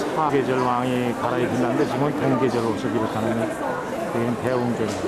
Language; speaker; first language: Korean; native; Korean